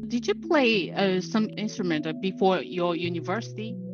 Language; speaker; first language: English; non-native, learner; Japanese